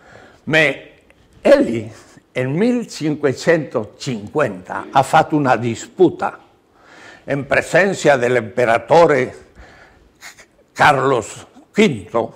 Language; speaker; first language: Italian; non-native, learner; Spanish